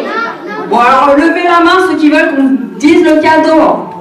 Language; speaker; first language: French; native; French